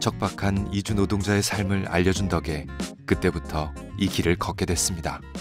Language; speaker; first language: Korean; native; Korean